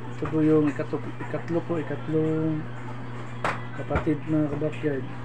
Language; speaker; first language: Filipino; non-native, local second language; Cebuano